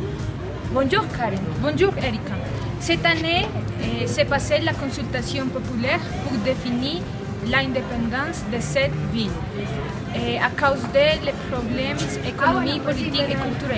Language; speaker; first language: French; non-native, learner; Spanish